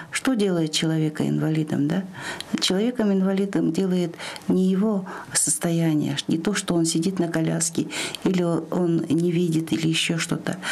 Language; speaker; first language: Russian; non-native, local second language; Kyrgyz